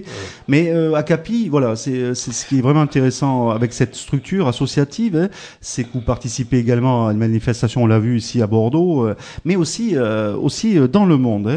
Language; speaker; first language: French; native; French